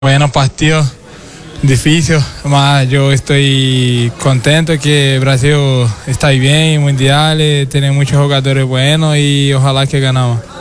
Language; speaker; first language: Spanish; non-native, learner; Portuguese